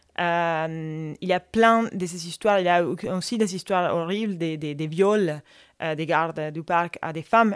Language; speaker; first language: French; non-native, fluent; Spanish